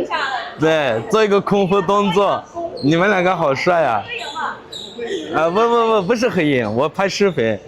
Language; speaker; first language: Chinese; non-native, fluent; Azerbaijani